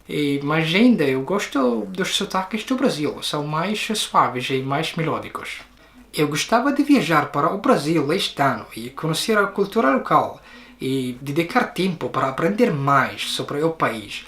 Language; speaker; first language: Portuguese; non-native, learner; Arabic